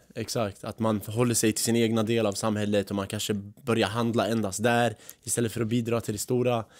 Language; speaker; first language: Swedish; early bilingual, other home language; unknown